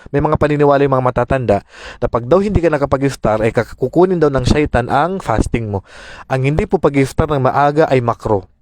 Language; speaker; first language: Filipino; non-native, local second language; Maranao